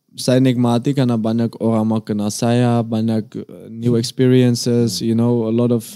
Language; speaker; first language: Indonesian; non-native, fluent; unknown